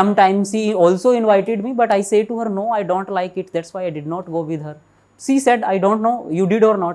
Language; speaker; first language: English; non-native, local second language; Hindi